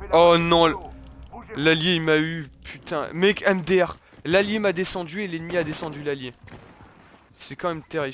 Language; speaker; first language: French; native; French